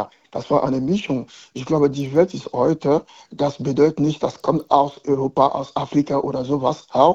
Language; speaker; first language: German; non-native, learner; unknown